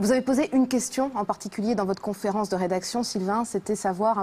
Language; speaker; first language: French; native; French